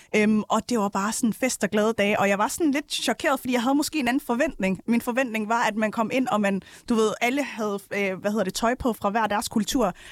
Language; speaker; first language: Danish; early bilingual, other home language; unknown